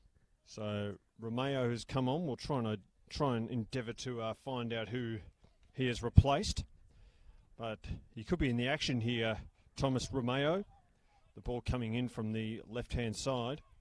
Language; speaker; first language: English; native; English